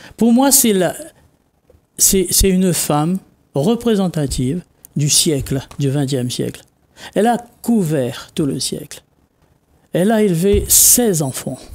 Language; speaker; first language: French; non-native, local second language; Réunion Creole French